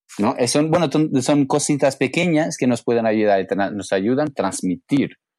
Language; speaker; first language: Spanish; non-native, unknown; English